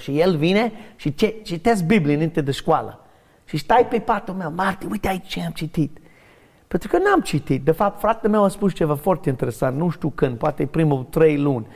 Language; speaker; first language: Romanian; non-native, fluent; English